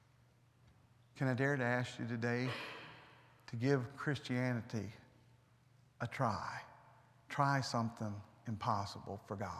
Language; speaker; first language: English; native; English